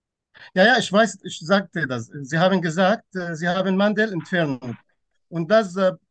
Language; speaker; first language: German; non-native, fluent; Turkish